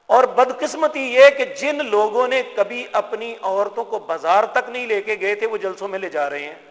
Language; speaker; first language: Urdu; non-native, local second language; Punjabi